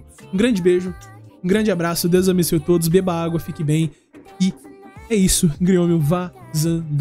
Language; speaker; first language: Portuguese; native; Portuguese